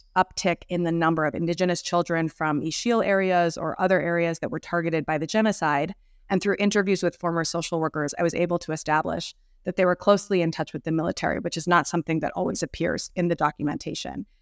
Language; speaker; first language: English; native; English